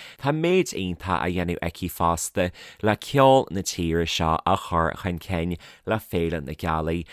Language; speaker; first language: Irish; native; Irish